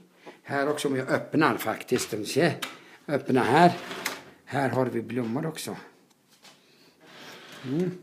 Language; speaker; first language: Swedish; non-native, fluent; Arabic